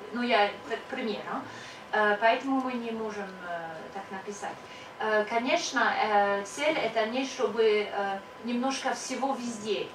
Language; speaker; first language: Russian; non-native, fluent; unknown